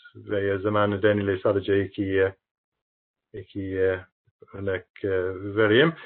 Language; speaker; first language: Turkish; non-native, fluent; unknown